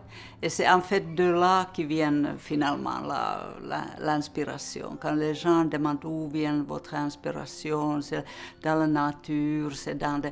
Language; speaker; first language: French; non-native, fluent; Finnish